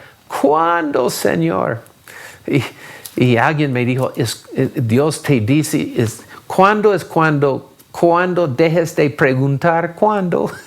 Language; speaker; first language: Spanish; non-native, fluent; English